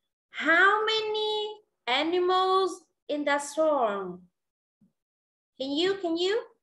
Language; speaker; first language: English; non-native, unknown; Vietnamese